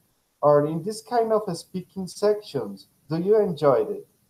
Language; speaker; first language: English; non-native, fluent; Spanish